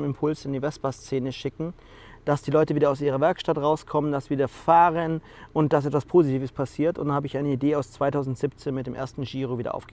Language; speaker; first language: German; native; German